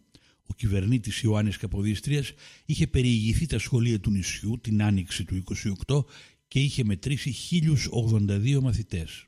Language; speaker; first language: Greek; native; Greek